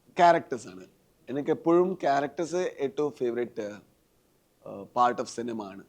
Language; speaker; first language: Malayalam; non-native, learner; Tulu